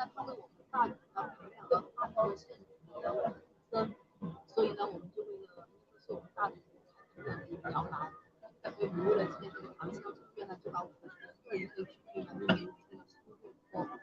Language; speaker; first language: Chinese; native; Chinese